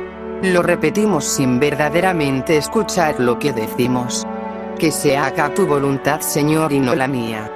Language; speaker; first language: Spanish; native; Spanish